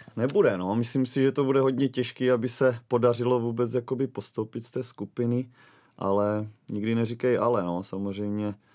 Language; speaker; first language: Czech; native; Czech